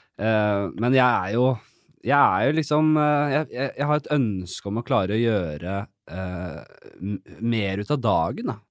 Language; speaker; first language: Norwegian; native; Norwegian